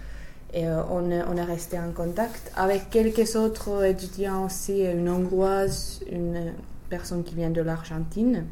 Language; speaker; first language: French; non-native, fluent; Finnish